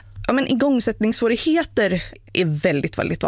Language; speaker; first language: Swedish; native; Swedish